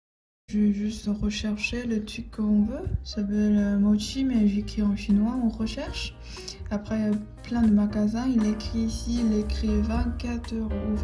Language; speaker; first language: French; non-native, learner; Chinese